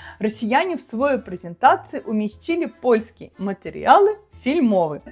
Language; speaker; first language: Polish; non-native, learner; Russian